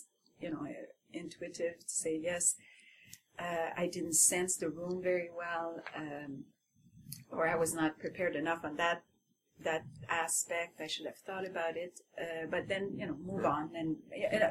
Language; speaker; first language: English; non-native, fluent; French